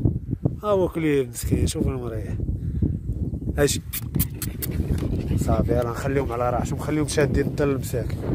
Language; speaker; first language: Arabic; native; Arabic